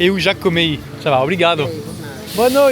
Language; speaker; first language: Portuguese; non-native, learner; French